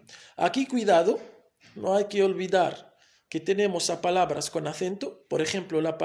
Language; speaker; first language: Spanish; non-native, fluent; Arabic